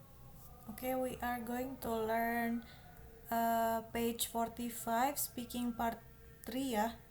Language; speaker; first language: English; non-native, fluent; Indonesian